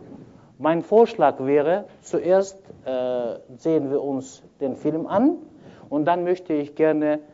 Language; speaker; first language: German; non-native, fluent; Kyrgyz